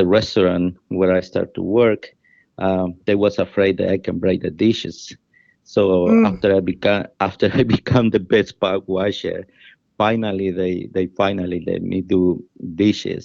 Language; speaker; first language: English; non-native, fluent; Spanish